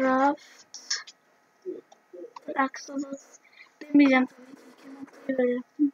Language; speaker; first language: Turkish; native; Turkish